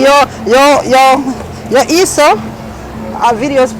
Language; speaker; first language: Spanish; non-native, learner; English